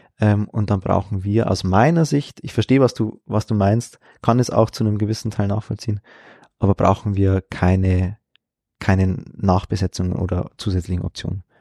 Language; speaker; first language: German; native; German